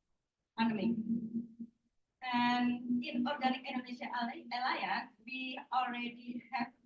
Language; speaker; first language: English; non-native, learner; Indonesian